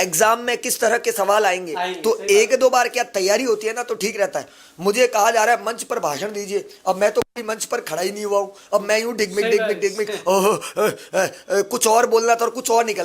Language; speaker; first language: Hindi; native; Hindi